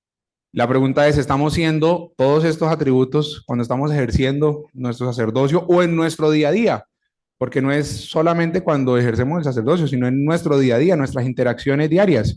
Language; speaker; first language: Spanish; native; Spanish